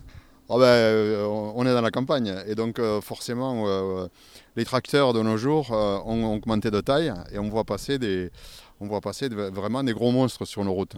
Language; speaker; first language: French; native; French